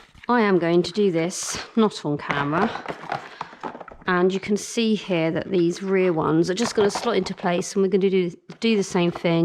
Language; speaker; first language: English; native; English